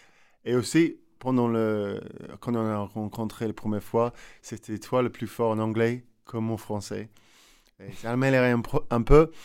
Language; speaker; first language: French; non-native, learner; English